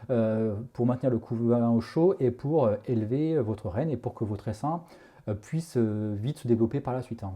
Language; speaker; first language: French; native; French